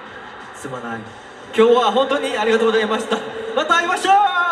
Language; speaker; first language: Japanese; non-native, learner; Korean